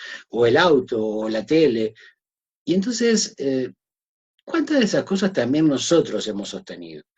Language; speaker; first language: Spanish; native; Spanish